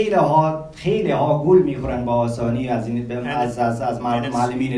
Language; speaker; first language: Persian; early bilingual, heritage; Persian